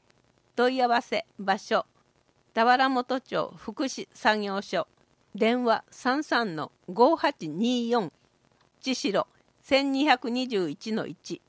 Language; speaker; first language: Japanese; native; Japanese